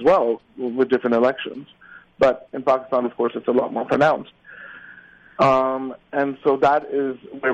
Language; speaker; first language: English; non-native, local second language; Urdu